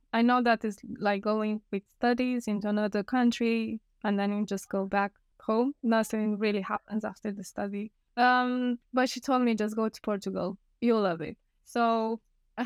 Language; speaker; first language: English; non-native, fluent; Romanian